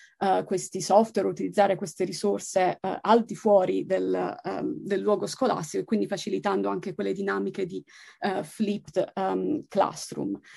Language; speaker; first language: Italian; native; Italian